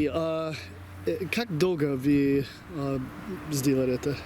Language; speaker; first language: Russian; non-native, learner; English